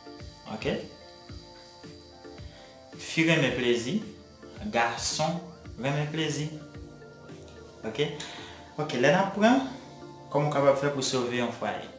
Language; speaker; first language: French; non-native, learner; Haitian Creole